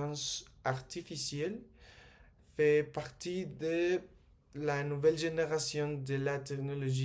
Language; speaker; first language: French; non-native, learner; Spanish